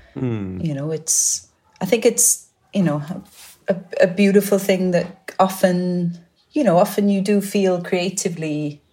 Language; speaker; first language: English; native; English